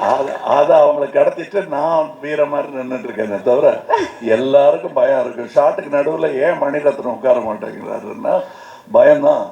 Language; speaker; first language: Tamil; native; Tamil